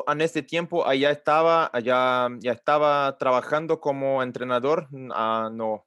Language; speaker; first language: Spanish; non-native, learner; Portuguese